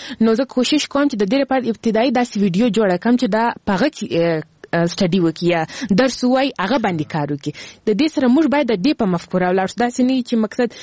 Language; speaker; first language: Pashto; early bilingual, heritage; Pashto